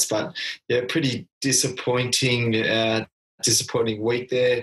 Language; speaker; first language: English; native; English